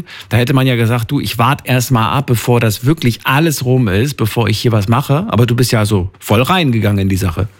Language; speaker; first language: German; native; German